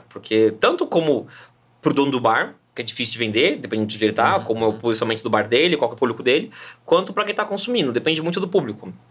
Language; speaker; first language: Portuguese; native; Portuguese